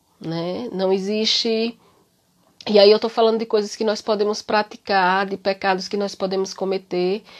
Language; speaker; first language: Portuguese; native; Portuguese